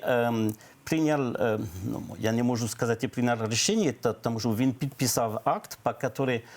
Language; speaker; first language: Ukrainian; non-native, learner; French